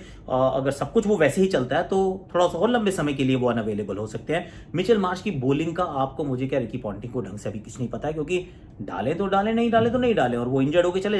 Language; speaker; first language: Hindi; native; Hindi